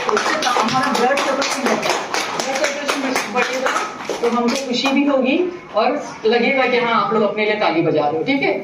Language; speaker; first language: Hindi; native; Hindi